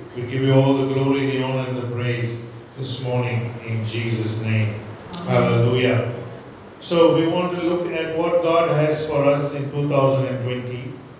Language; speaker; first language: English; non-native, local second language; Tamil